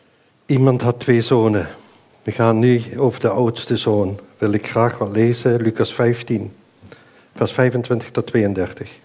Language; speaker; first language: Dutch; native; Dutch